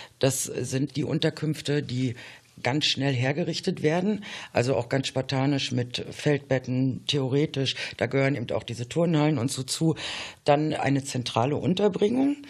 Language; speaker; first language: German; native; German